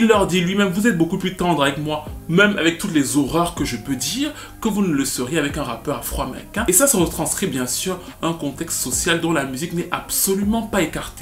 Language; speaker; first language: French; native; French